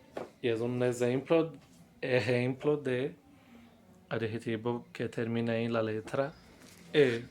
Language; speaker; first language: Spanish; non-native, fluent; Portuguese